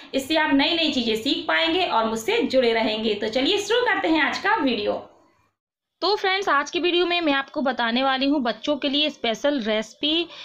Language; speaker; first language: Hindi; native; Hindi